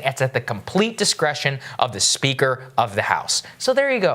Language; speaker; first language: English; native; English